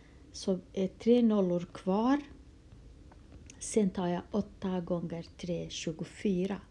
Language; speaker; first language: Swedish; non-native, fluent; Kurdish